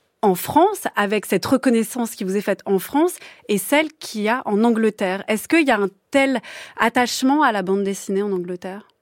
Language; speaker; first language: French; native; French